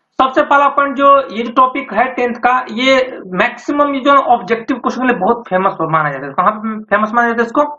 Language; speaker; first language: Hindi; native; Hindi